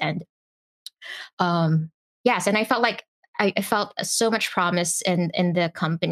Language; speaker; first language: English; non-native, local second language; Filipino